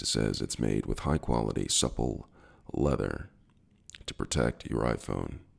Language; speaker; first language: English; native; English